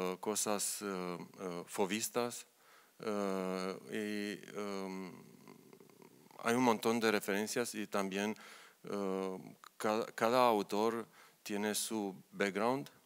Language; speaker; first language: Spanish; non-native, learner; Romanian